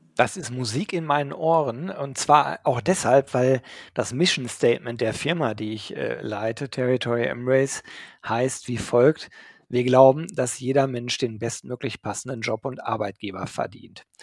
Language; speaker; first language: German; native; German